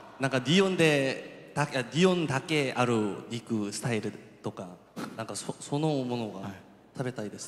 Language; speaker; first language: Japanese; non-native, fluent; Korean